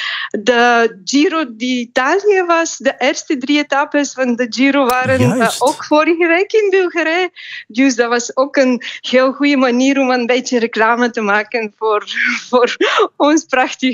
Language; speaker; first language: Dutch; non-native, fluent; Bulgarian